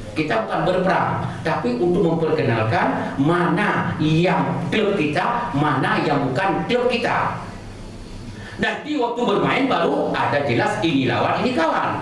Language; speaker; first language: Indonesian; non-native, local second language; Achinese